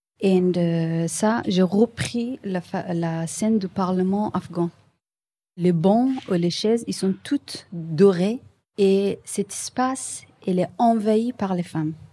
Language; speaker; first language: French; non-native, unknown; Persian